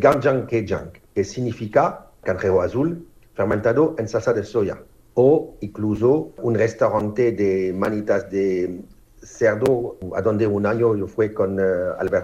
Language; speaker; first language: Spanish; non-native, learner; French